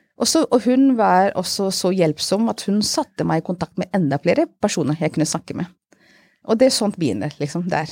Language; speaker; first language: Norwegian; non-native, fluent; Hindi